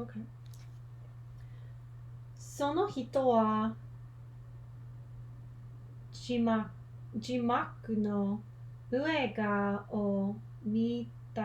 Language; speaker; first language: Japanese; non-native, learner; English